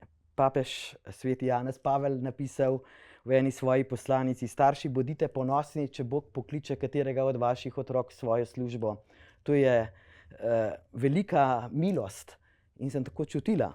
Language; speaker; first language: Slovenian; native; Slovenian